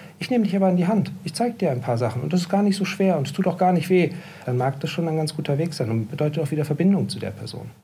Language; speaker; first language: German; native; German